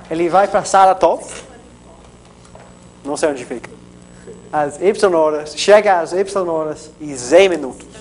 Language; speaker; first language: Portuguese; non-native, fluent; English